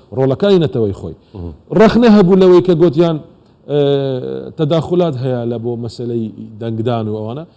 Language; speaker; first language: Central Kurdish; non-native, local second language; Assyrian Neo-Aramaic